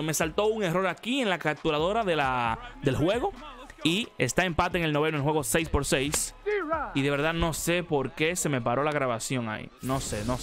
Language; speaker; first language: Spanish; native; Spanish